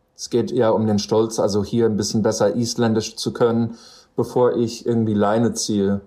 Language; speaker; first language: German; non-native, fluent; English